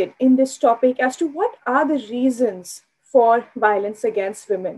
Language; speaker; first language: English; non-native, local second language; Hindi